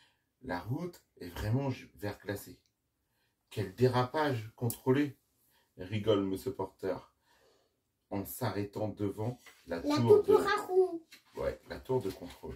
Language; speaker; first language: French; native; French